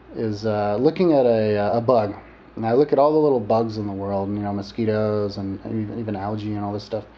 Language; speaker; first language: English; native; English